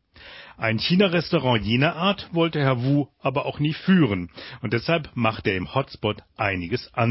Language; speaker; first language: German; native; German